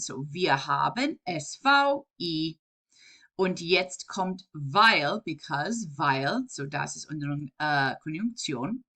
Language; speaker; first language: German; non-native, fluent; English